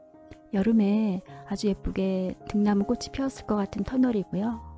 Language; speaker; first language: Korean; native; Korean